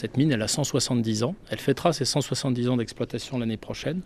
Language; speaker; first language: French; native; French